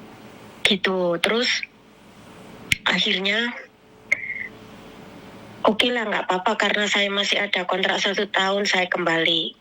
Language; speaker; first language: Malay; non-native, local second language; Javanese